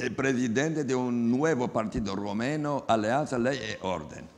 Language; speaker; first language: Spanish; non-native, learner; Romanian